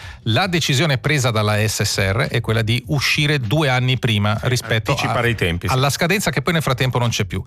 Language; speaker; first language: Italian; native; Italian